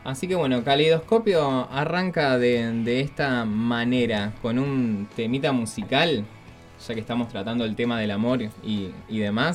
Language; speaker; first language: Spanish; native; Spanish